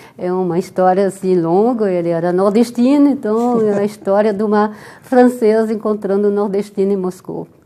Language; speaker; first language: Portuguese; non-native, fluent; French